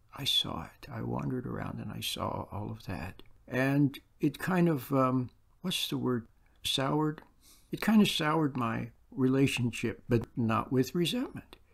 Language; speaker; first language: English; native; English